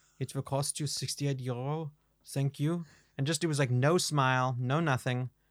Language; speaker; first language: English; native; English